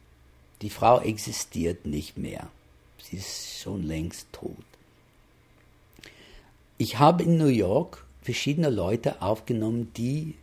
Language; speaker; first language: German; non-native, fluent; English